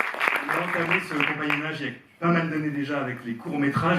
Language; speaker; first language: French; native; French